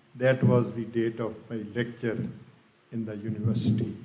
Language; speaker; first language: English; non-native, local second language; Punjabi